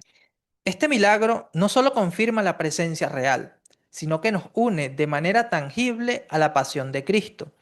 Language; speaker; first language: Spanish; native; Spanish